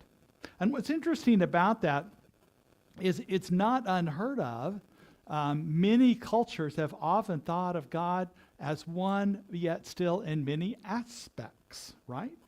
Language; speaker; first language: English; native; English